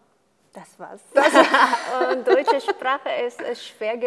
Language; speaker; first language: German; non-native, fluent; Korean